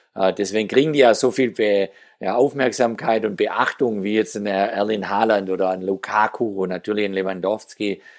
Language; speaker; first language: German; native; German